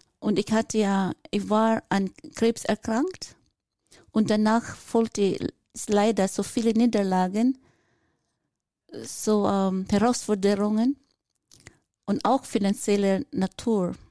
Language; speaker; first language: German; non-native, fluent; Filipino